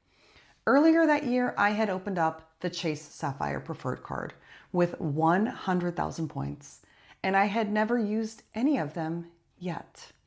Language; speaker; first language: English; native; English